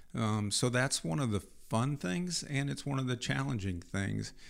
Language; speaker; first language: English; native; English